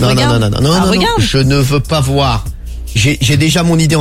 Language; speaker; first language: French; native; French